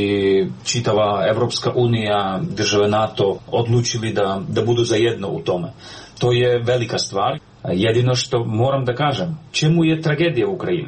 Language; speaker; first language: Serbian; non-native, fluent; Ukrainian